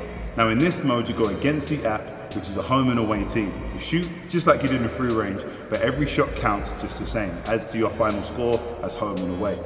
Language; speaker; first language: English; native; English